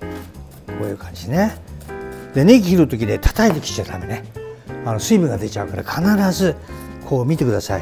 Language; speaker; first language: Japanese; native; Japanese